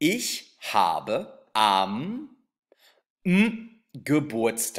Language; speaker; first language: German; non-native, fluent; English